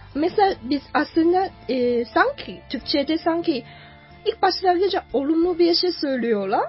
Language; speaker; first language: Turkish; non-native, fluent; Chinese